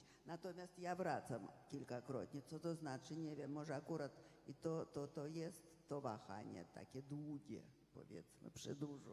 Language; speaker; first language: Polish; non-native, fluent; Russian